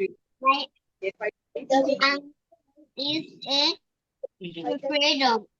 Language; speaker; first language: English; non-native, learner; Bangla